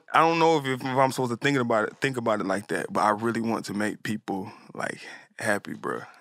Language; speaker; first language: English; native; English